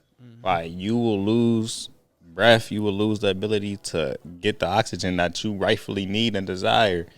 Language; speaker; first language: English; native; English